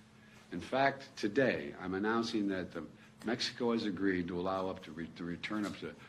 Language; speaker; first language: English; native; English